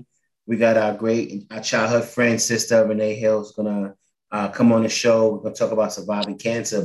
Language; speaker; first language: English; native; English